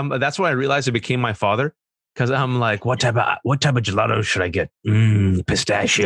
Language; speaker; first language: English; early bilingual, other home language; Urdu